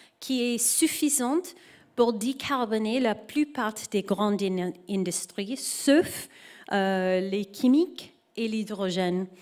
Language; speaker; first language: French; non-native, learner; English